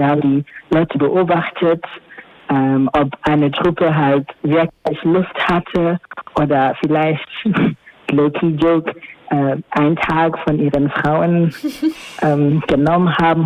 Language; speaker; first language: German; non-native, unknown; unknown